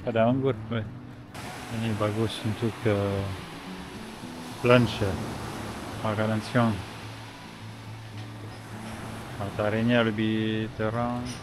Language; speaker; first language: Indonesian; non-native, learner; French